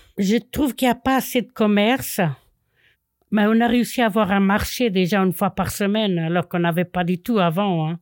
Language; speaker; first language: French; non-native, fluent; Portuguese